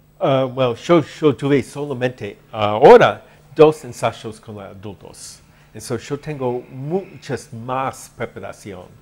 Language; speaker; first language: Spanish; non-native, learner; English